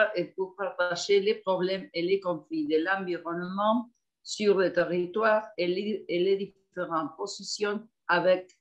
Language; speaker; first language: French; non-native, fluent; Spanish